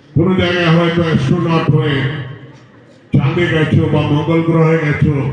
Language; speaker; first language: Bangla; non-native, local second language; Punjabi